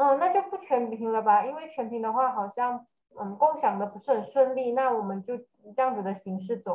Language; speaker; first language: Chinese; native; Chinese